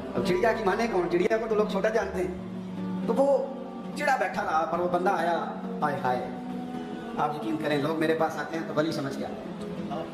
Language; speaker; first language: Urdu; non-native, local second language; Punjabi